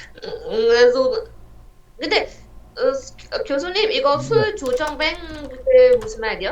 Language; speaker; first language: Korean; non-native, learner; Vietnamese